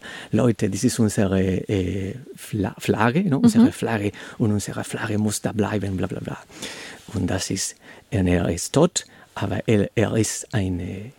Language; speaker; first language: German; non-native, learner; Spanish